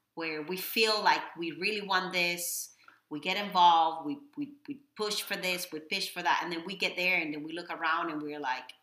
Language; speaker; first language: English; non-native, fluent; Spanish